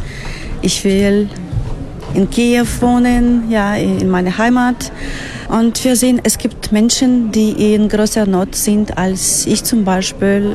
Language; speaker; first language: German; non-native, fluent; Ukrainian